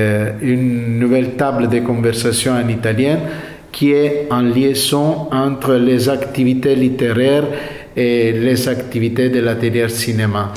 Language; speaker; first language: French; non-native, fluent; Italian